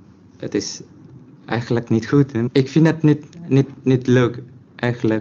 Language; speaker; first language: Dutch; non-native, learner; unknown